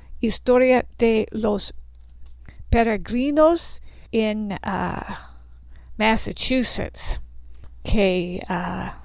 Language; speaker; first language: Spanish; non-native, learner; English